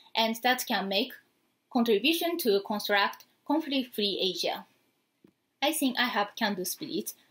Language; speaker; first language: English; non-native, fluent; Japanese